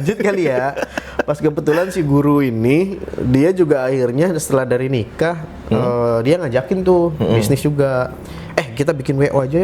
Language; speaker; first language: Indonesian; native; Indonesian